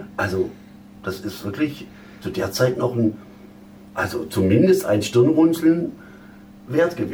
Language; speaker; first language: German; native; German